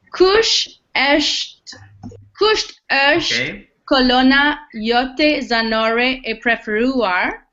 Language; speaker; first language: Albanian; non-native, learner; English